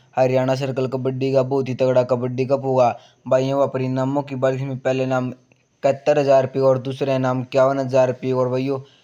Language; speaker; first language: Hindi; native; Hindi